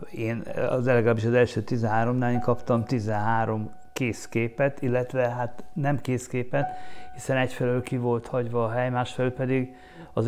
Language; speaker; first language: Hungarian; native; Hungarian